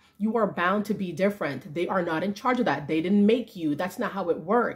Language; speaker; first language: English; native; English